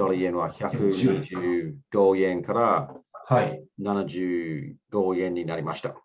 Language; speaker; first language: Japanese; non-native, learner; English